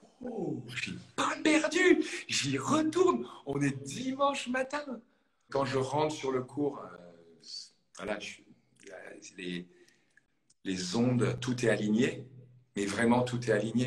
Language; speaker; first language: French; native; French